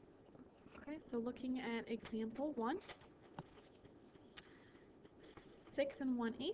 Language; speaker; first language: English; native; English